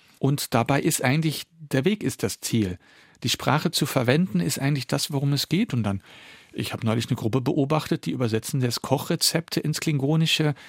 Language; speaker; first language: German; early bilingual, other home language; Dutch